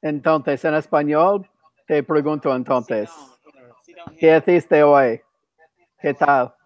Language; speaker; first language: Spanish; non-native, fluent; English